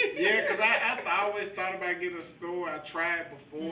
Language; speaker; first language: English; native; English